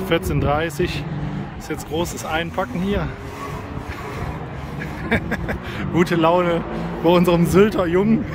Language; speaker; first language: German; native; German